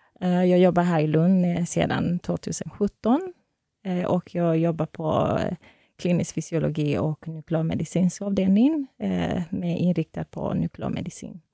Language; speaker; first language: Swedish; non-native, fluent; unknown